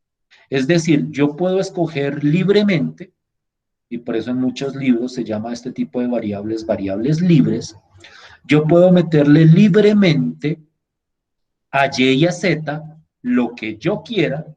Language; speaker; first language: Spanish; native; Spanish